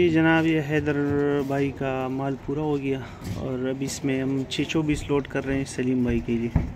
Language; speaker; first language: Urdu; non-native, local second language; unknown